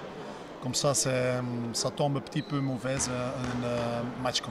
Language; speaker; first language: French; non-native, local second language; Dutch